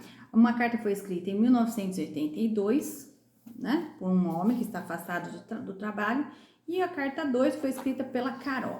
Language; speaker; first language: Portuguese; native; Portuguese